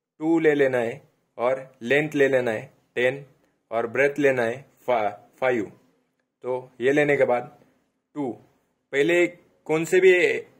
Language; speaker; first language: Hindi; non-native, local second language; Marathi